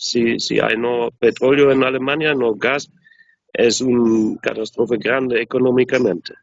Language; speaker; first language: Spanish; non-native, learner; German